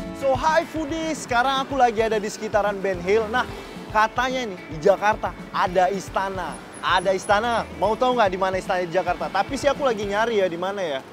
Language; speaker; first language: Indonesian; native; Indonesian